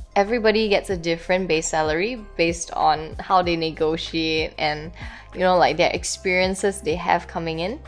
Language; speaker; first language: English; native; English